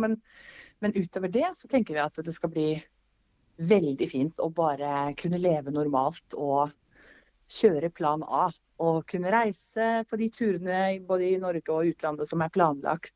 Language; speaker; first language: Norwegian; native; Norwegian